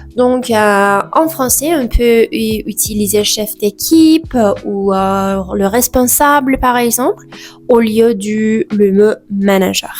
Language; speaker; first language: French; non-native, fluent; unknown